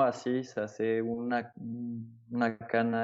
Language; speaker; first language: Spanish; non-native, fluent; French